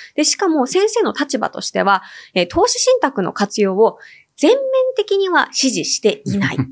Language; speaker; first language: Japanese; native; Japanese